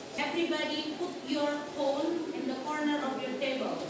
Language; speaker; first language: English; non-native, fluent; Indonesian